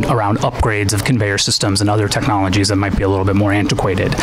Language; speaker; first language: English; native; English